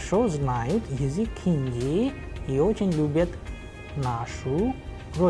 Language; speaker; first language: Russian; non-native, fluent; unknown